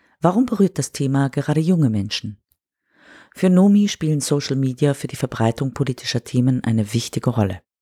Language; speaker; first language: German; native; German